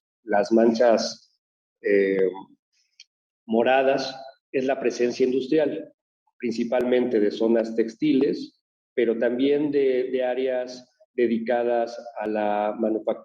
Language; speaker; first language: Spanish; native; Spanish